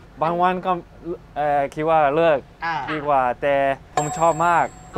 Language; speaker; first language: Thai; non-native, learner; Japanese